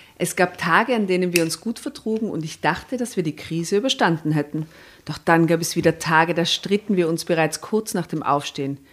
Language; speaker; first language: German; early bilingual, other home language; Serbian